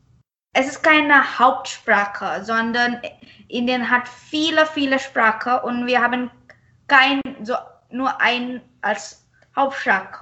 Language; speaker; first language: German; non-native, fluent; Marathi